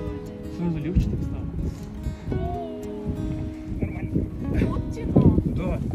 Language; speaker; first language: Russian; native; Russian